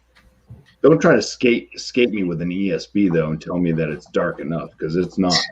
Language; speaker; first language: English; native; English